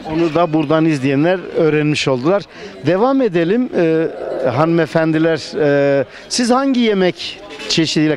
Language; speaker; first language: Turkish; native; Turkish